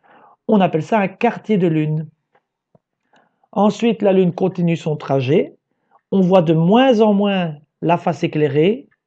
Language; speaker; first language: French; native; French